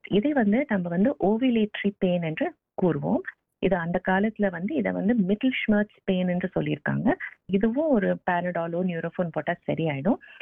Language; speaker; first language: Tamil; native; Tamil